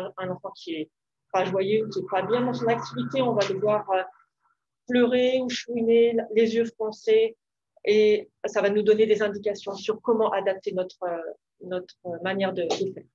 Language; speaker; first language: French; native; French